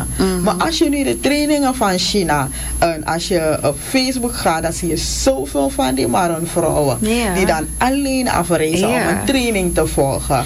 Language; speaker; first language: Dutch; non-native, local second language; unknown